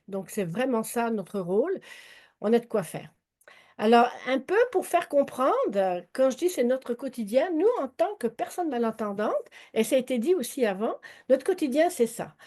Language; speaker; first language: French; native; French